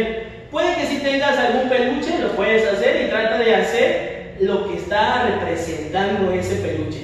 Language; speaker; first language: Spanish; native; Spanish